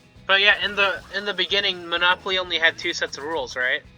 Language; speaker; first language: English; native; English